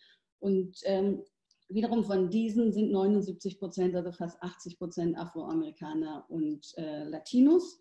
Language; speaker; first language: German; native; German